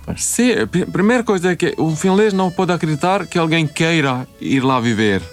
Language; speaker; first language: Portuguese; non-native, fluent; Swedish